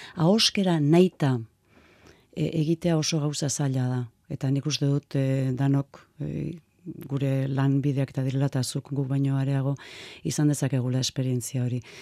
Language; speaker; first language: Basque; native; Basque